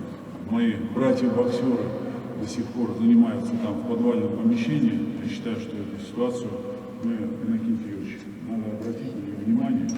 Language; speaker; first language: Russian; native; Russian